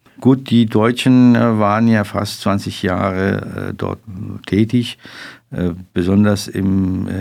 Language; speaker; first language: German; non-native, fluent; Persian